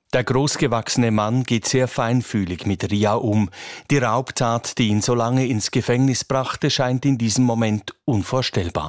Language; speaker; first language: German; native; German